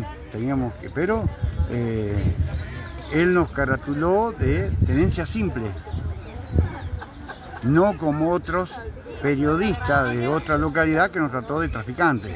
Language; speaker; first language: Spanish; native; Spanish